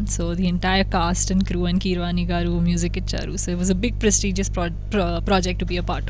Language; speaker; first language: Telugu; non-native, local second language; Hindi